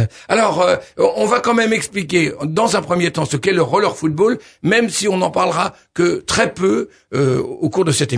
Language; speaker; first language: French; native; French